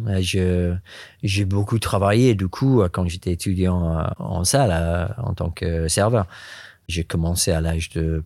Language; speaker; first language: French; non-native, fluent; English